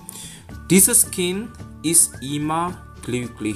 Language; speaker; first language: German; non-native, fluent; Indonesian